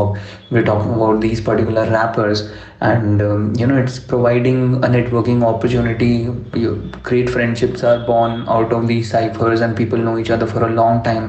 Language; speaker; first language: English; non-native, local second language; Urdu